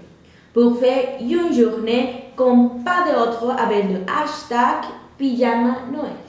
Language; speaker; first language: French; non-native, learner; Spanish